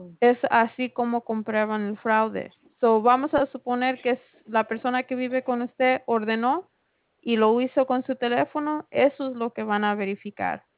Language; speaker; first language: Spanish; early bilingual, heritage; Spanish